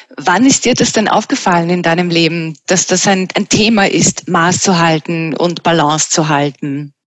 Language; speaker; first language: German; native; German